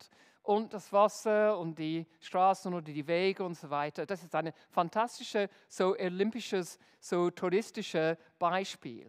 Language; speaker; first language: German; non-native, fluent; English